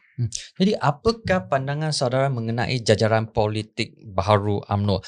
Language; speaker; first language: Malay; non-native, local second language; Chinese